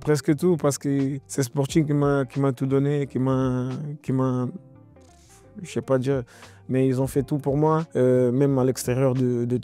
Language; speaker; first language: French; non-native, learner; Portuguese